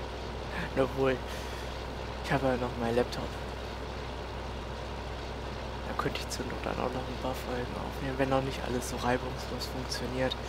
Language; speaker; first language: German; native; German